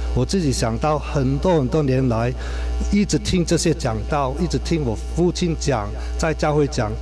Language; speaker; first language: Chinese; native; Chinese